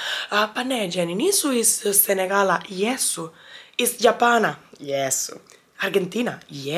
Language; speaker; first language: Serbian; early bilingual, heritage; Serbian